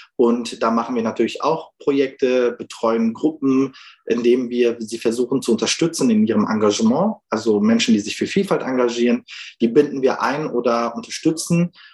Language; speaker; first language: German; early bilingual, other home language; Turkish